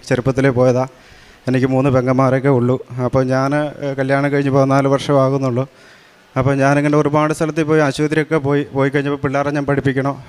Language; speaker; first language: Malayalam; non-native, local second language; Tamil